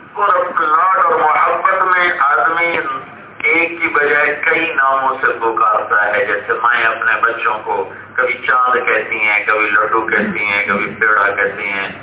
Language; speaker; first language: Urdu; non-native, local second language; Punjabi